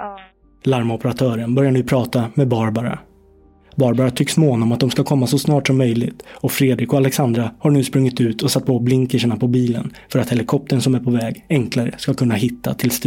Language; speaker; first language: Swedish; native; Swedish